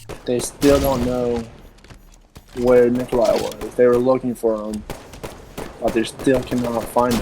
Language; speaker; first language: English; native; English